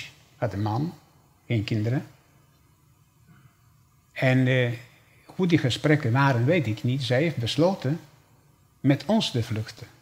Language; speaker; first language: Dutch; non-native, fluent; Polish